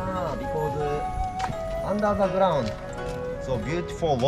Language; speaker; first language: English; non-native, learner; Japanese